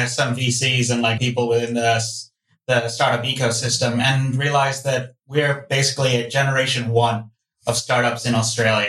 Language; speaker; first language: English; non-native, local second language; Cantonese